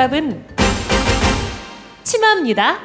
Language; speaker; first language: Korean; native; Korean